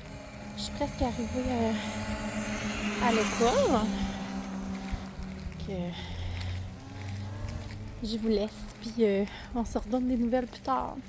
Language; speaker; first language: French; native; French